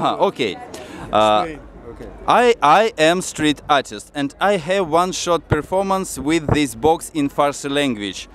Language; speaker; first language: English; non-native, learner; Russian